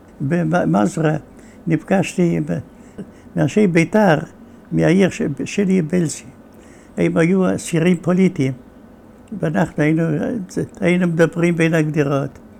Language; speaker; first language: Hebrew; non-native, fluent; Yiddish